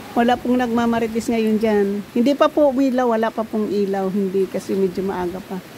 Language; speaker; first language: Filipino; non-native, local second language; Cebuano